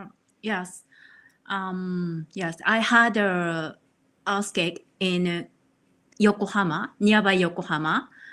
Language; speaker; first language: English; non-native, learner; Japanese